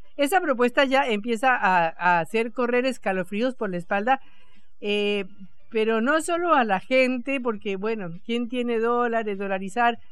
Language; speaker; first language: Spanish; native; Spanish